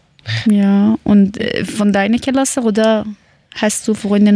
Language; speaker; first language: German; non-native, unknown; Persian